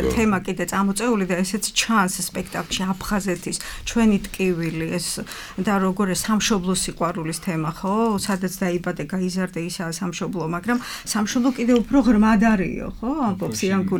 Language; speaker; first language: Georgian; native; Georgian